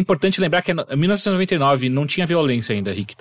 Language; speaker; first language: Portuguese; native; Portuguese